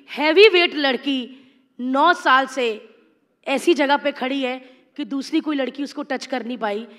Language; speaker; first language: Hindi; native; Hindi